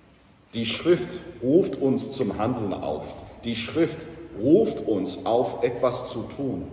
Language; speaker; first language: German; non-native, fluent; English